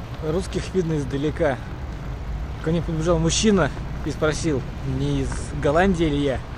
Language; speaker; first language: Russian; native; Russian